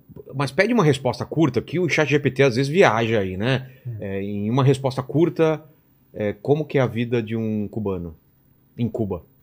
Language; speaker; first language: Portuguese; native; Portuguese